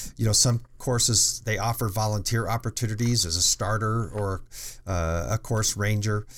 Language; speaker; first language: English; native; English